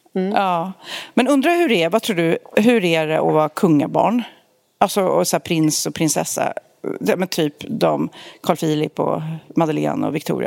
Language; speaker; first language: Swedish; native; Swedish